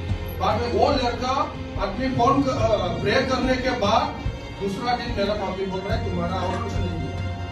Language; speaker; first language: Hindi; non-native, local second language; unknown